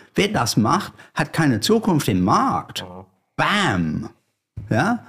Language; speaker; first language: German; non-native, fluent; English